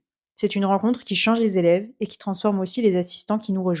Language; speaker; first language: French; native; French